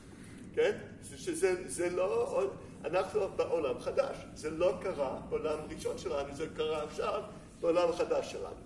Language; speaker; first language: Hebrew; non-native, fluent; English